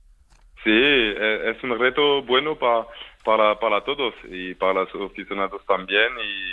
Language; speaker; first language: Spanish; non-native, fluent; French